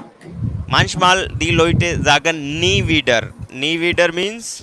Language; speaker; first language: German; non-native, learner; Hindi